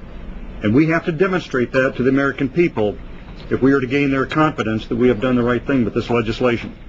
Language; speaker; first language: English; native; English